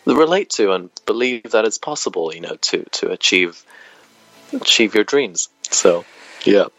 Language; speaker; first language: English; native; English